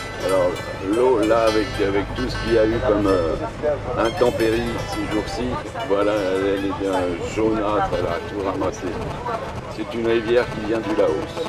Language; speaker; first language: French; native; French